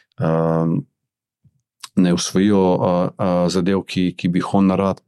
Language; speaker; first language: Slovenian; early bilingual, other home language; Bosnian